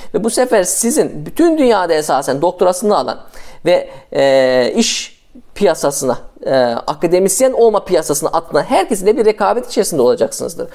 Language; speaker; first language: Turkish; early bilingual, heritage; Turkish